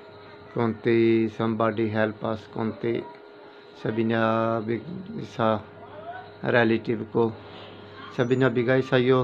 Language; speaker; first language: Filipino; non-native, learner; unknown